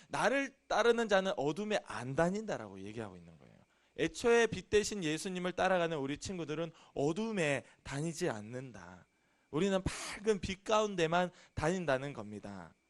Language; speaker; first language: Korean; native; Korean